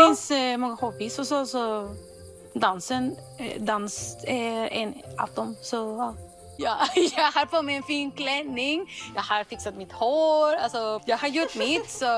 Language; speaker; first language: Swedish; non-native, learner; Spanish